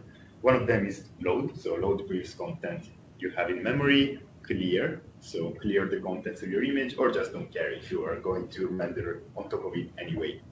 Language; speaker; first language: English; non-native, fluent; Italian